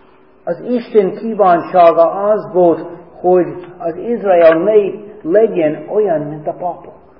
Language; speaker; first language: Hungarian; non-native, fluent; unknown